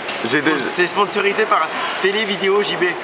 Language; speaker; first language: French; native; French